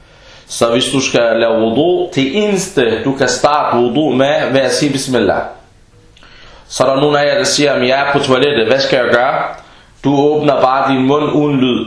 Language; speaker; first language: Danish; early bilingual, other home language; Arabic